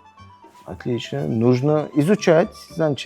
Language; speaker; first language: Russian; non-native, local second language; Tajik